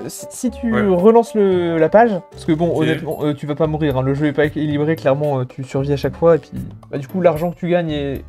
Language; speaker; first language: French; native; French